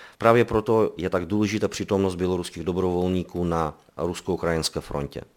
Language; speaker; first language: Czech; non-native, fluent; Belarusian